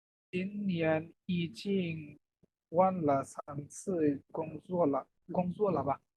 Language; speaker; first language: Chinese; non-native, learner; Bangla